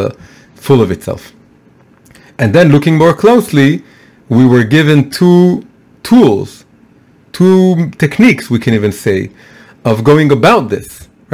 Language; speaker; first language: English; non-native, fluent; Hebrew